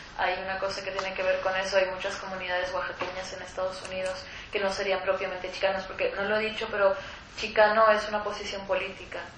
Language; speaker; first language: Spanish; native; Spanish